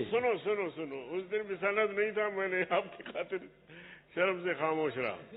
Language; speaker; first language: Urdu; non-native, local second language; Pashto